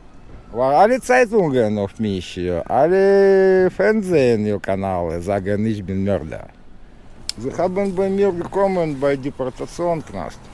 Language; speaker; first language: German; non-native, learner; Russian